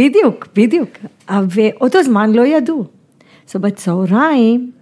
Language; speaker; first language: Hebrew; non-native, fluent; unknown